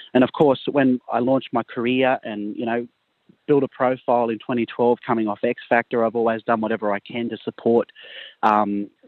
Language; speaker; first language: English; native; English